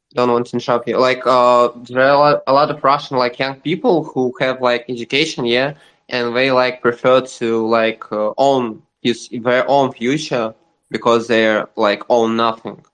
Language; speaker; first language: English; non-native, learner; Russian